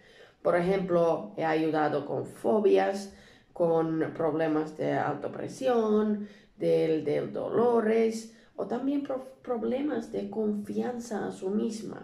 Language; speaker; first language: Spanish; non-native, learner; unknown